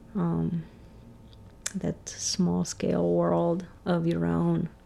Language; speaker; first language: English; non-native, fluent; Romanian